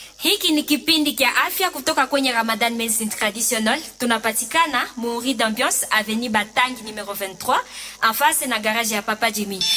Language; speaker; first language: Swahili; native; Swahili